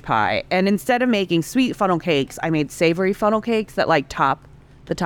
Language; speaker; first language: English; non-native, local second language; Cantonese